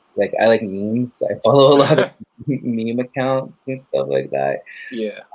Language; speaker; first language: English; native; English